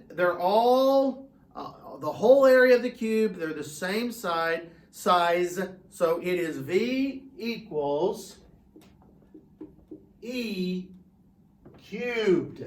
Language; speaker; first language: English; native; English